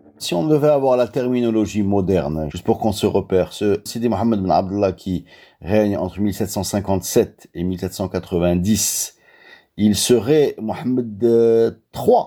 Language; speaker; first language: French; non-native, local second language; Arabic